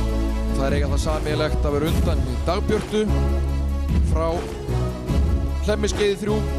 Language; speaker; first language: Icelandic; native; Icelandic